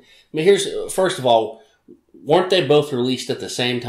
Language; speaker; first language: English; native; English